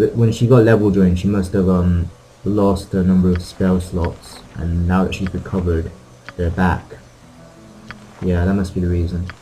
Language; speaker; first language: English; native; English